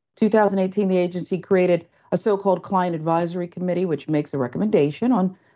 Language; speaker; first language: English; native; English